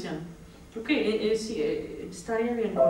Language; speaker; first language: Spanish; non-native, fluent; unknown